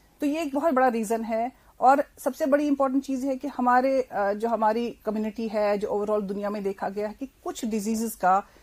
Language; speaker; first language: Hindi; non-native, local second language; Kashmiri